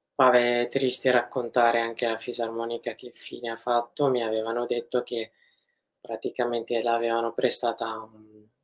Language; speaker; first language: Italian; non-native, fluent; Kurdish